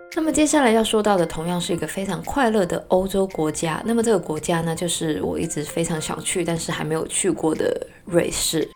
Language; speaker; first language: Chinese; non-native, local second language; Cantonese